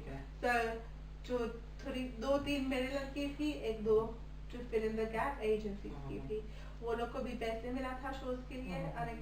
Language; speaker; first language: Hindi; early bilingual, heritage; Hindi